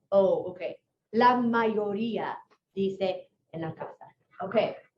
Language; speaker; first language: Spanish; non-native, fluent; English